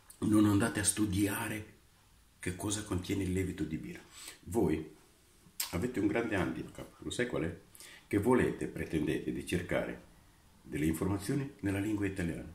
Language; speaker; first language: Italian; non-native, fluent; Romanian